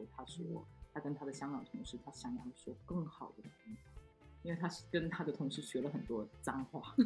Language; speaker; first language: Chinese; non-native, local second language; Cantonese